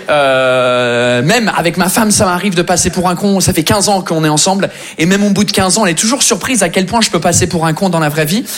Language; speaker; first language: French; non-native, fluent; English